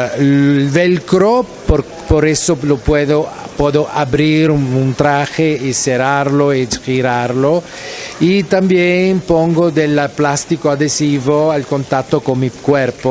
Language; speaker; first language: Spanish; non-native, fluent; Italian